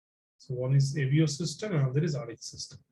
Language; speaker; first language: English; non-native, local second language; Bangla